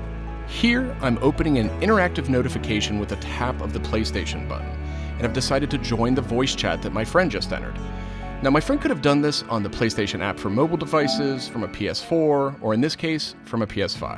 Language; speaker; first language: English; native; English